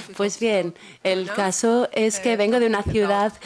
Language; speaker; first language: Spanish; non-native, fluent; Polish